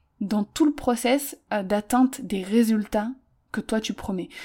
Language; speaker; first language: French; native; French